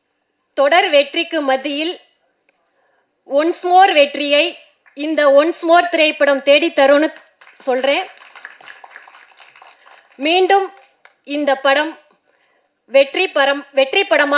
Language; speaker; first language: Tamil; native; Tamil